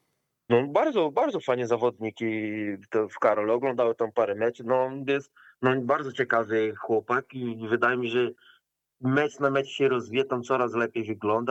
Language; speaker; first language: Polish; non-native, learner; Portuguese